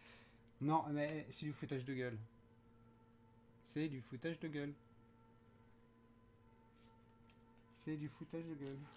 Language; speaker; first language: French; native; French